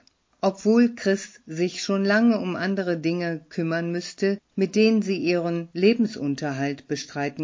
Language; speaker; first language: German; native; German